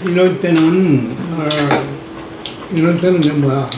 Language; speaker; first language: Korean; native; Korean